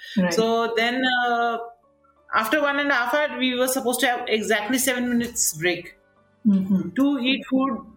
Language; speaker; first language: English; non-native, local second language; Nepali